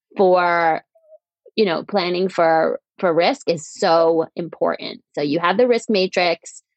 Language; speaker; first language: English; native; English